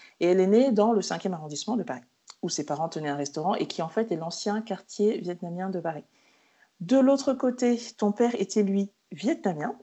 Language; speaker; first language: French; native; French